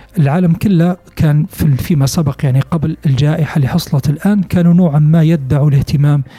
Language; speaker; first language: Arabic; native; Arabic